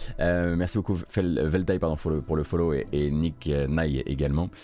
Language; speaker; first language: French; native; French